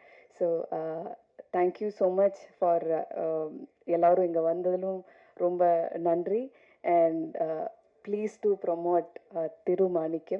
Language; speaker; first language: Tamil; non-native, fluent; Malayalam